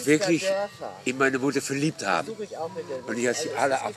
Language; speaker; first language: German; non-native, fluent; Dutch